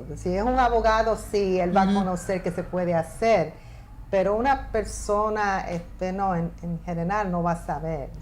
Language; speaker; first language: Spanish; early bilingual, heritage; Spanish